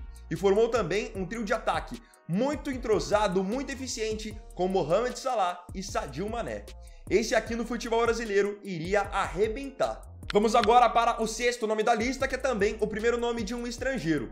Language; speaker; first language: Portuguese; native; Portuguese